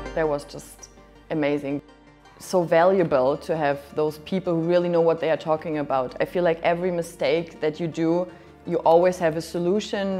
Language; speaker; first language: English; non-native, fluent; German